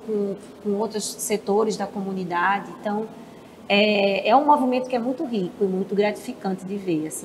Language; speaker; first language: Portuguese; native; Portuguese